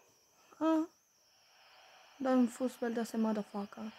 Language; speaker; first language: German; non-native, learner; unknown